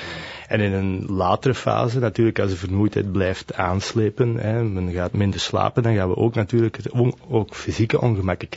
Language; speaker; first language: Dutch; native; Dutch